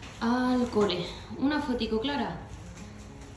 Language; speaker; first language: Spanish; native; Spanish